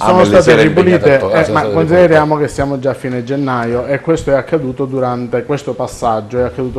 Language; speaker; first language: Italian; native; Italian